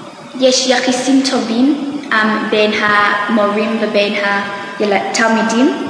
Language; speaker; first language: Hebrew; non-native, learner; English